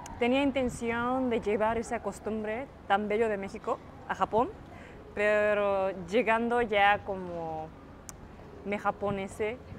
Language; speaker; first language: Spanish; non-native, fluent; Japanese